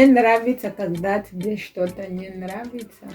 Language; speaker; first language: Russian; non-native, fluent; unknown